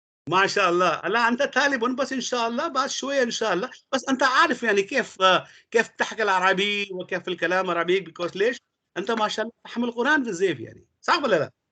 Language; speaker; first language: Arabic; non-native, learner; Urdu